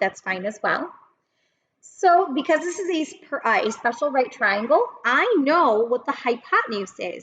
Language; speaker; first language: English; native; English